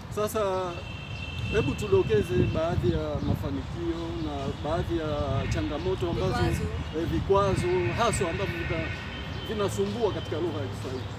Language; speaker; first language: Swahili; native; Swahili